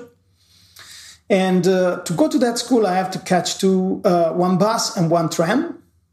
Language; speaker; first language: English; non-native, fluent; Italian